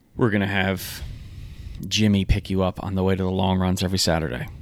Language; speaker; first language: English; native; English